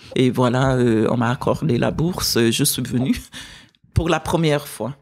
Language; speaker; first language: French; non-native, fluent; English